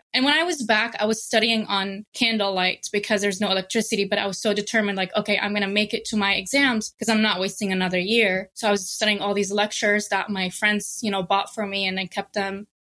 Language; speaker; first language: English; non-native, fluent; Arabic